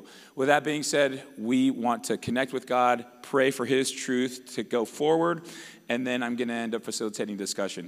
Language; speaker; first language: English; native; English